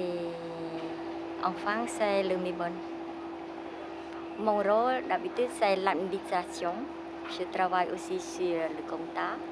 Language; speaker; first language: French; non-native, fluent; Khmer